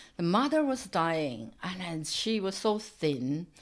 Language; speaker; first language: English; non-native, fluent; Chinese